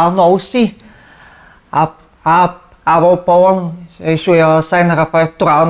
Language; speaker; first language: French; non-native, learner; Bulgarian